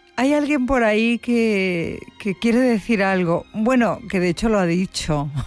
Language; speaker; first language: Spanish; native; Spanish